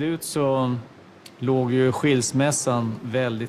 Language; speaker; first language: Swedish; native; Swedish